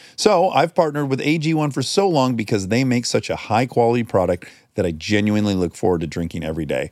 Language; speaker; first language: English; native; English